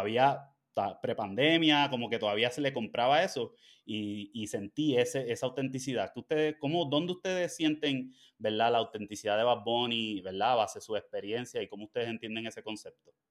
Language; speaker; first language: Spanish; native; Spanish